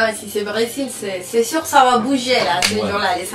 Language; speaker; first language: French; non-native, fluent; Spanish